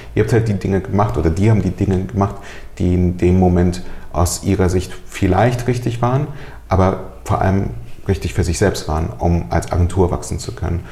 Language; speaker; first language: German; early bilingual, other home language; Russian